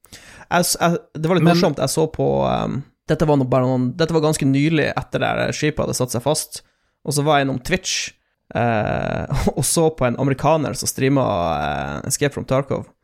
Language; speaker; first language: Norwegian; native; Norwegian